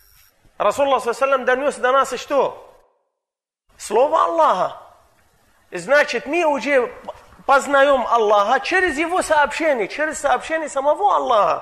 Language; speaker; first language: Russian; non-native, fluent; Arabic